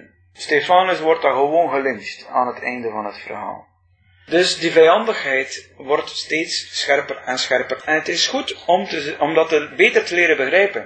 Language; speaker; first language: Dutch; native; Dutch